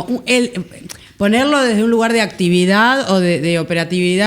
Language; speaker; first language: Spanish; native; Spanish